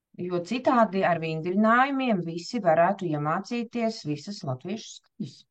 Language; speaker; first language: Latvian; native; Latvian